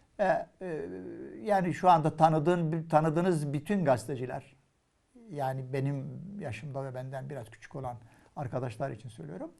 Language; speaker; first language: Turkish; non-native, fluent; Arabic